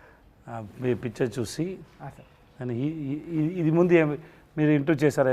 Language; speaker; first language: Telugu; non-native, learner; Tamil